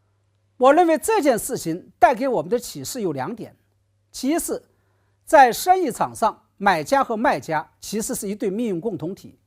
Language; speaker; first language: Chinese; native; Chinese